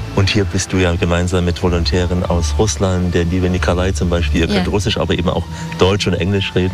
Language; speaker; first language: German; native; German